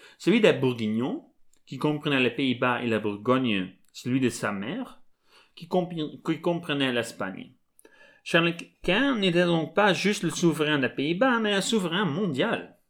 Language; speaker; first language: French; non-native, local second language; Dutch